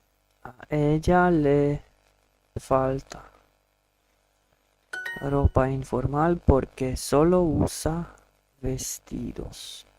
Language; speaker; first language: Spanish; non-native, learner; English